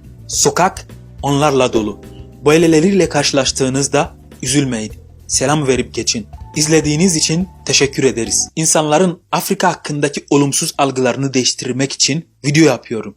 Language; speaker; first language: Turkish; non-native, fluent; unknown